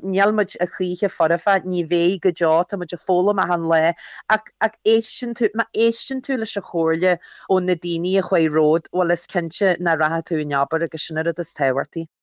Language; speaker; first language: Irish; early bilingual, other home language; English